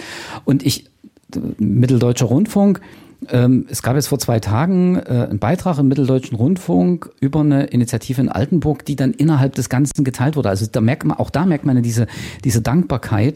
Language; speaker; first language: German; native; German